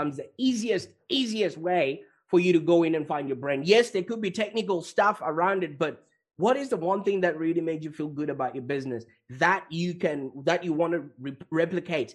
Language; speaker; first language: English; non-native, local second language; Shona